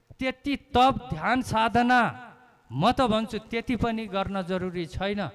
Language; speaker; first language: Nepali; native; Nepali